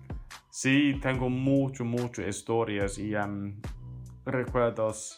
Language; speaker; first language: Spanish; non-native, fluent; English